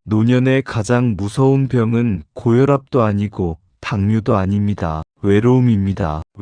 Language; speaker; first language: Korean; native; Korean